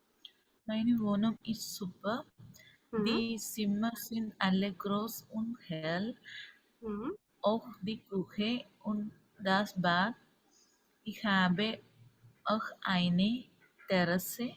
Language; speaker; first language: German; non-native, learner; Malayalam